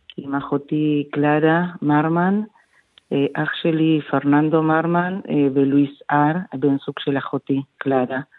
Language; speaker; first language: Hebrew; non-native, fluent; Spanish